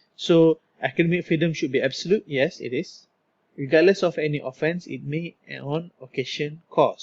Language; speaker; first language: English; non-native, local second language; Malay